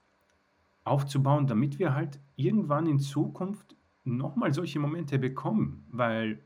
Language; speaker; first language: German; native; German